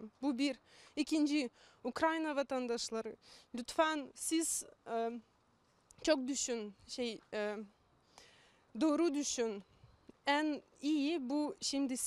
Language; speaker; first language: Turkish; non-native, learner; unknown